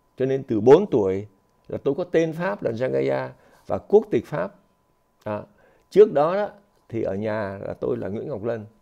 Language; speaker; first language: Vietnamese; native; Vietnamese